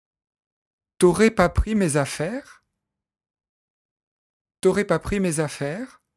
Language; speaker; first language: French; native; French